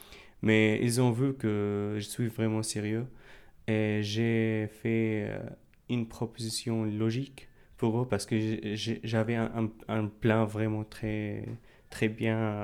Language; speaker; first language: French; non-native, fluent; Arabic